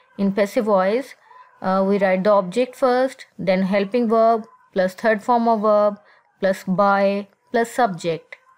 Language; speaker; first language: English; non-native, local second language; Urdu